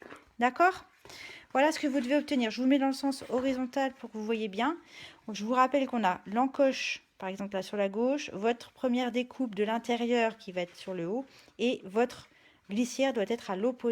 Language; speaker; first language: French; native; French